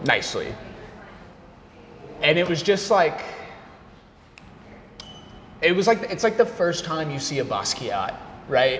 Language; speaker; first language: English; native; English